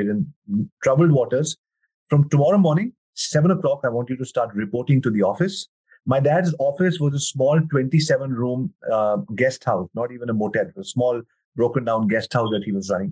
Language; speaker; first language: English; non-native, local second language; Hindi